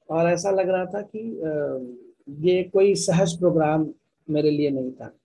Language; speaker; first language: Hindi; native; Hindi